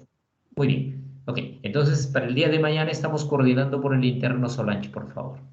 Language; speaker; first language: Spanish; native; Spanish